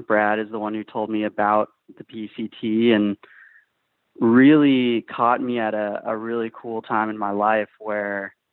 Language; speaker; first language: English; native; English